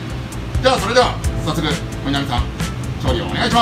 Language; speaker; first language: Japanese; native; Japanese